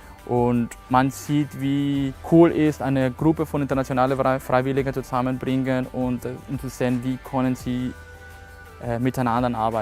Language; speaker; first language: German; non-native, fluent; Spanish